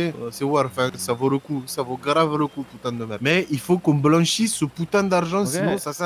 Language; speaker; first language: French; native; French